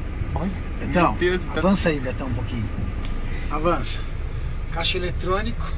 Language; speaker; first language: Portuguese; native; Portuguese